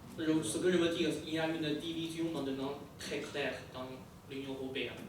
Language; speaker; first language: French; non-native, fluent; Chinese